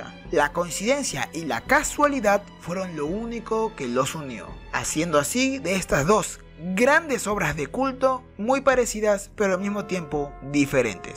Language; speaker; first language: Spanish; native; Spanish